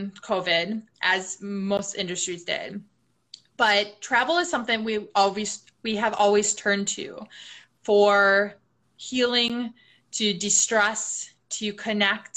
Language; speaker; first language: English; native; English